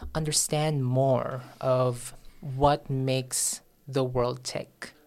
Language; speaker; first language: English; non-native, local second language; Filipino